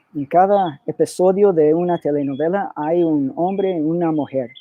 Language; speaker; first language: Spanish; early bilingual, other home language; English